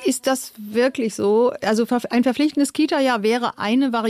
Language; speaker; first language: German; native; German